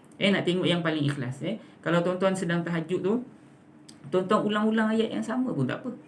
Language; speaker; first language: Malay; native; Malay